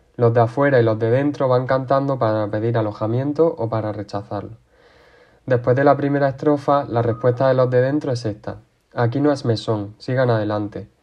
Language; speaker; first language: Spanish; native; Spanish